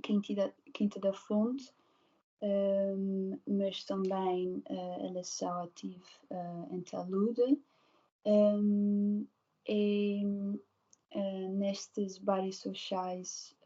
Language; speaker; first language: Portuguese; non-native, learner; Dutch